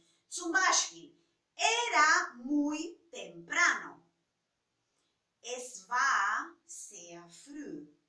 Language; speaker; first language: German; non-native, fluent; Spanish